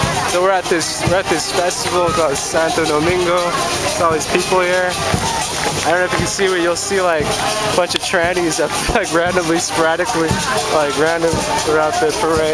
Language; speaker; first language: English; native; English